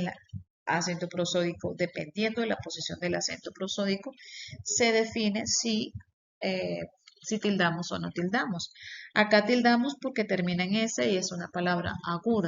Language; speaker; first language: Spanish; native; Spanish